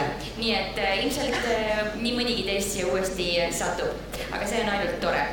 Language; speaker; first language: Estonian; native; Estonian